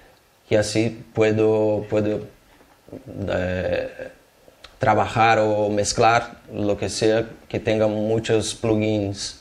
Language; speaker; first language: Spanish; non-native, fluent; Portuguese